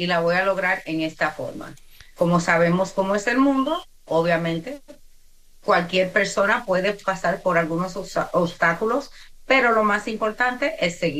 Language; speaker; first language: Spanish; early bilingual, heritage; Spanish